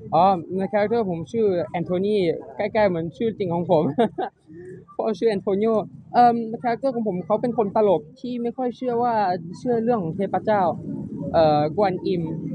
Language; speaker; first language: Thai; non-native, learner; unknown